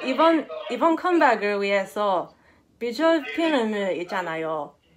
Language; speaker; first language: Korean; non-native, learner; English